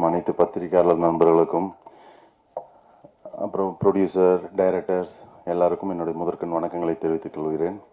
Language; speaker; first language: Tamil; native; Tamil